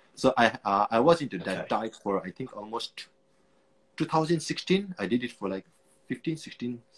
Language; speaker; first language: English; non-native, local second language; Nepali